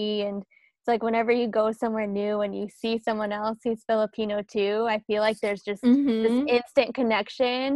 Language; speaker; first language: English; early bilingual, other home language; Filipino